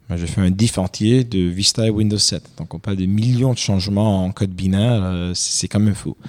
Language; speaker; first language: French; non-native, fluent; Romanian